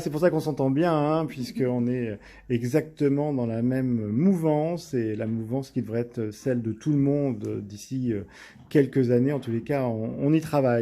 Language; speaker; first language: French; native; French